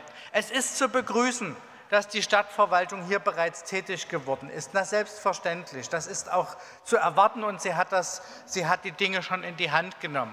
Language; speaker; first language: German; native; German